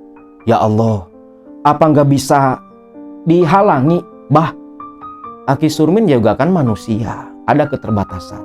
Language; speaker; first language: Indonesian; non-native, local second language; Sundanese